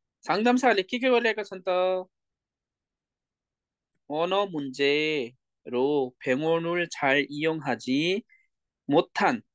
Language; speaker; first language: Korean; non-native, fluent; Nepali